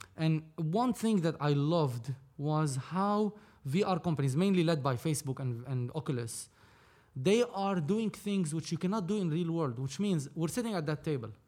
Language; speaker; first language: English; non-native, fluent; Arabic